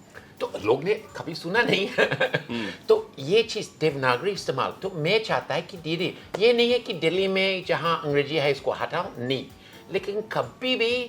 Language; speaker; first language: Hindi; non-native, fluent; English